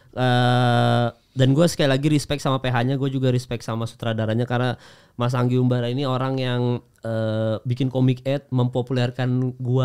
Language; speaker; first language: Indonesian; native; Indonesian